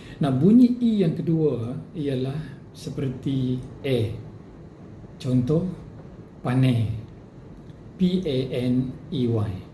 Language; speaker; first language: Malay; non-native, local second language; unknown